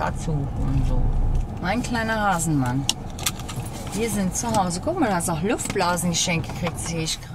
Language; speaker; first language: German; native; German